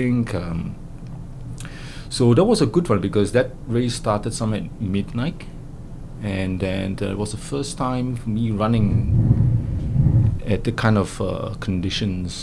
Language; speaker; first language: English; non-native, local second language; Cantonese